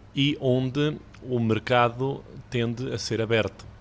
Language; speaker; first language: Portuguese; early bilingual, heritage; Portuguese